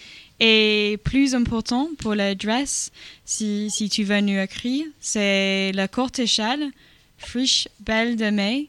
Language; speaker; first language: French; non-native, learner; English